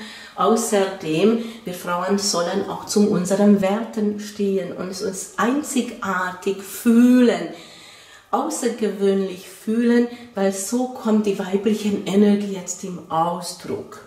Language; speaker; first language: German; non-native, fluent; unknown